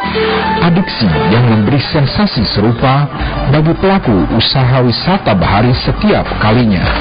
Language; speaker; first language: Indonesian; native; Indonesian